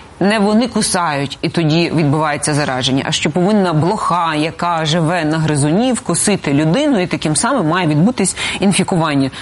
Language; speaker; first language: Ukrainian; native; Ukrainian